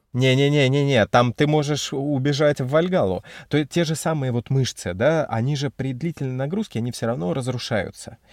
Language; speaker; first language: Russian; native; Russian